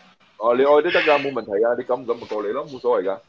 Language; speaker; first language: Chinese; native; Chinese